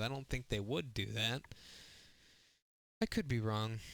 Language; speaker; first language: English; native; English